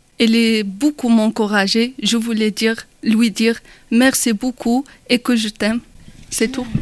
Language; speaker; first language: French; non-native, local second language; Arabic